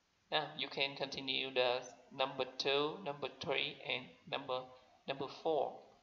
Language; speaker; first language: English; non-native, learner; Vietnamese